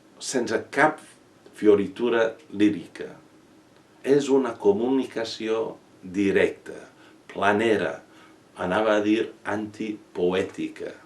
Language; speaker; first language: Catalan; non-native, fluent; English